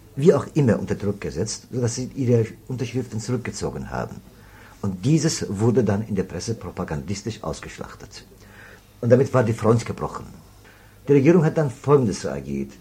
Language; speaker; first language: German; non-native, fluent; Persian